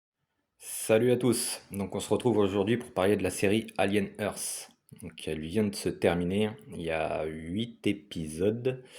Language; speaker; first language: French; native; French